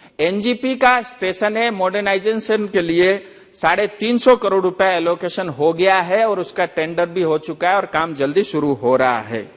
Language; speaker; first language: Hindi; non-native, local second language; Nepali